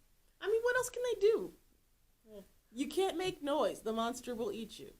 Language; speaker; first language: English; native; English